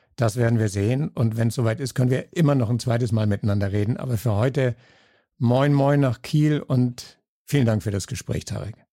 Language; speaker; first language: German; native; German